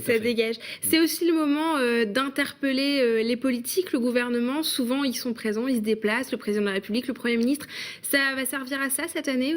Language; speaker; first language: French; native; French